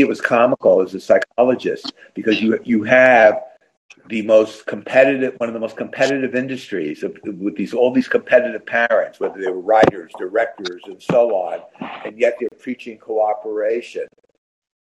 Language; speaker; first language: English; native; English